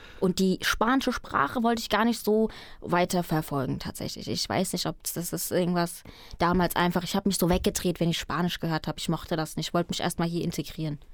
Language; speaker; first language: German; early bilingual, other home language; Spanish